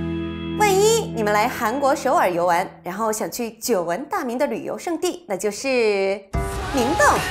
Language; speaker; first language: Chinese; non-native, fluent; Korean